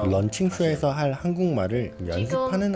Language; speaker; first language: Korean; native; Korean